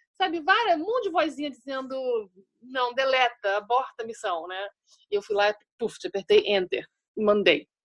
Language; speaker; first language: Portuguese; native; Portuguese